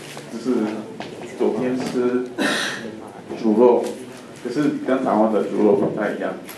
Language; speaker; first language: Chinese; non-native, fluent; French